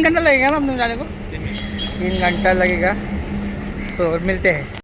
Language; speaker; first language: Hindi; non-native, local second language; Marathi